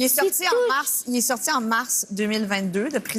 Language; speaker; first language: French; native; French